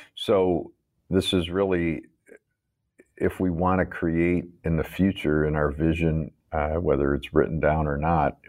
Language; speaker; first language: English; native; English